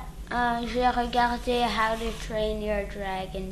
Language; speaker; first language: French; early bilingual, other home language; English